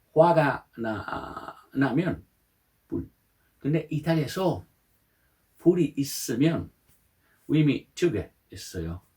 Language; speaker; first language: Korean; non-native, fluent; Italian